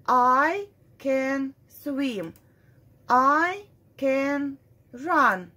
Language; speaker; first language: English; non-native, fluent; Russian